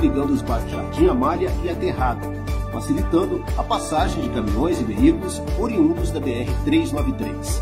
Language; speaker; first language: Portuguese; native; Portuguese